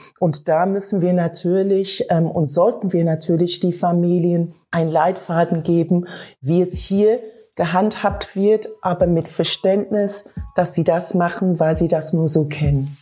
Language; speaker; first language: German; non-native, fluent; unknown